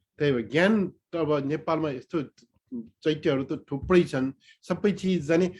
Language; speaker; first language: Nepali; non-native, local second language; Newari